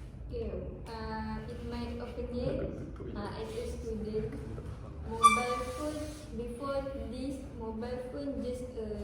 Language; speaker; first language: English; non-native, learner; Malay